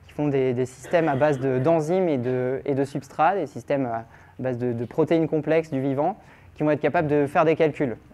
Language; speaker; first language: French; native; French